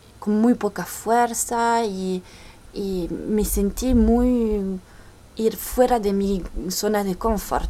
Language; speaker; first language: Spanish; early bilingual, heritage; French